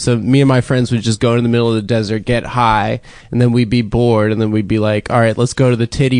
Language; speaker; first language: English; native; English